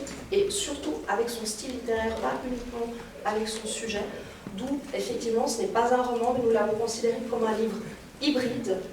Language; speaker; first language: French; native; French